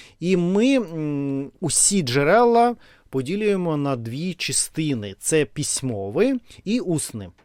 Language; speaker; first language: Ukrainian; non-native, learner; Russian